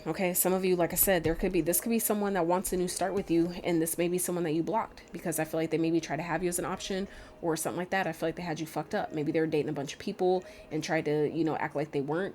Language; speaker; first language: English; native; English